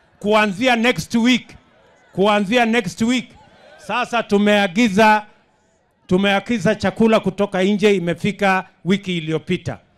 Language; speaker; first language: Swahili; non-native, local second language; Kalenjin